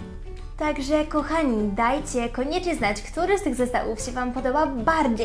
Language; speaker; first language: Polish; native; Polish